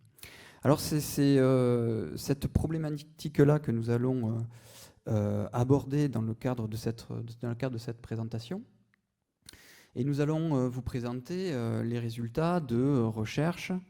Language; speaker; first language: French; native; French